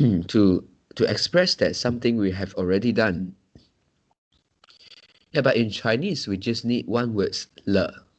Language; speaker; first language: English; non-native, local second language; Chinese